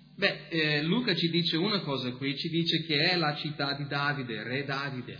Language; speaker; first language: Italian; non-native, fluent; English